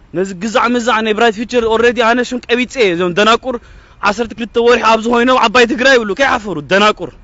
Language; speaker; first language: Tigrinya; early bilingual, heritage; Tigrinya